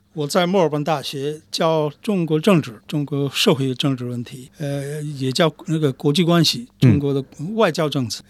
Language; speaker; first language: Chinese; non-native, fluent; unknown